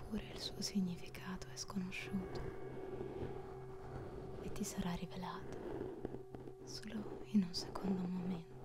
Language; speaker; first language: Italian; native; Italian